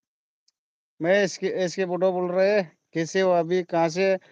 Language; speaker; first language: Hindi; non-native, local second language; Bodo